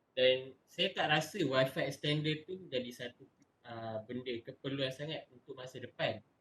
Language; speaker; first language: Malay; native; Malay